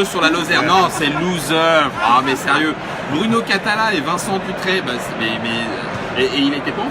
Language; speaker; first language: French; native; French